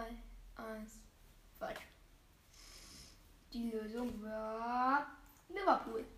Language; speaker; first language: German; native; German